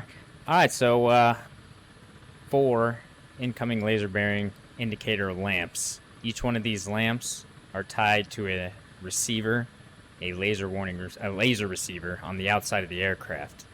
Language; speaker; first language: English; native; English